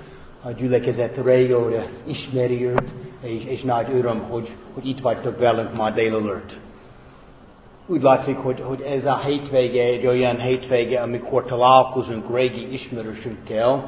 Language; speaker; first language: Hungarian; non-native, fluent; English